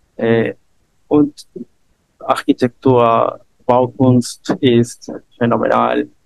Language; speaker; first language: German; non-native, learner; Spanish